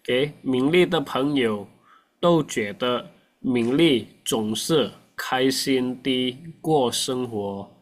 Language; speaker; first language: Chinese; non-native, fluent; Indonesian